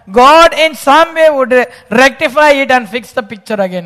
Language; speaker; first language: English; non-native, local second language; Tamil